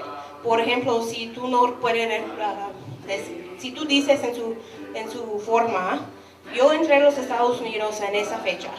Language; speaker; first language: Spanish; non-native, fluent; English